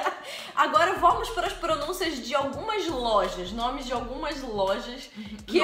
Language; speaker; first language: Portuguese; native; Portuguese